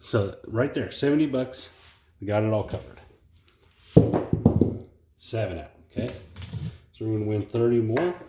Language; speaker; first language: English; native; English